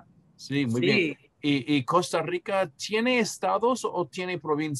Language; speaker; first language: Spanish; non-native, fluent; English